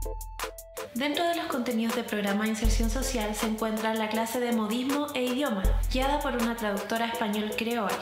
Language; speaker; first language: Spanish; native; Spanish